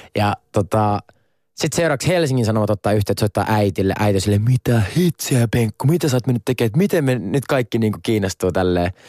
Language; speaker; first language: Finnish; non-native, local second language; Swedish